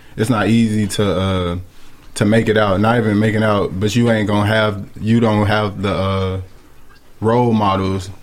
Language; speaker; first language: English; native; English